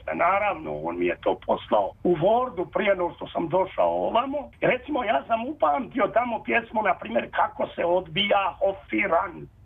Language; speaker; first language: Serbian; native; Serbian